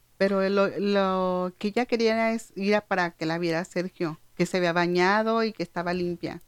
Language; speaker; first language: Spanish; native; Spanish